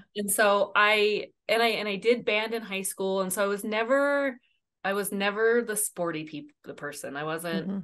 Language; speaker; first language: English; native; English